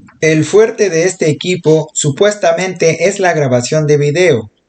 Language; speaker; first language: Spanish; native; Spanish